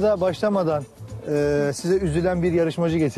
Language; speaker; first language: Turkish; native; Turkish